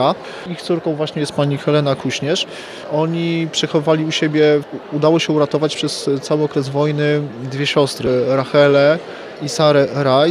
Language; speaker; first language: Polish; native; Polish